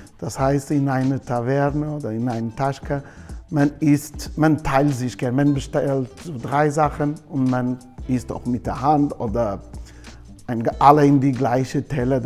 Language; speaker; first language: German; non-native, learner; Portuguese